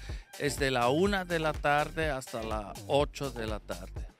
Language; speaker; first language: Spanish; non-native, fluent; German